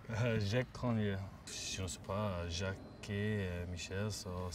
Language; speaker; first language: French; non-native, learner; English